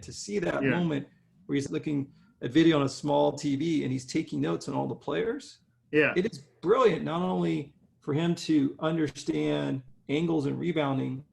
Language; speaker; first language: English; native; English